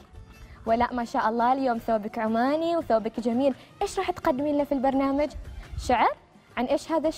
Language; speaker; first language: Arabic; native; Arabic